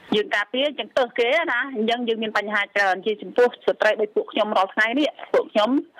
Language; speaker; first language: Khmer; non-native, local second language; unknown